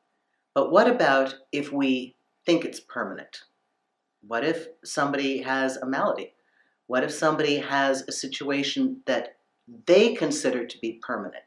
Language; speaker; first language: English; native; English